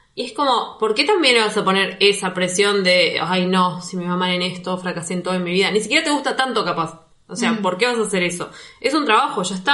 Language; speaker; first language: Spanish; native; Spanish